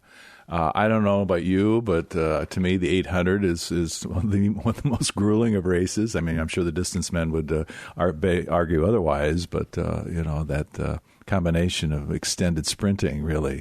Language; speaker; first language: English; native; English